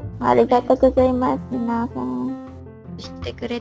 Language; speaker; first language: Japanese; non-native, learner; Malay